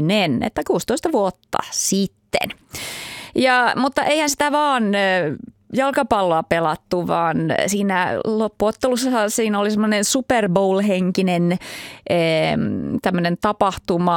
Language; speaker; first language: Finnish; native; Finnish